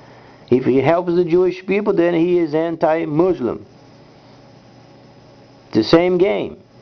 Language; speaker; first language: English; non-native, fluent; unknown